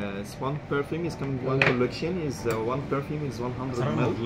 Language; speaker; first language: English; non-native, learner; Arabic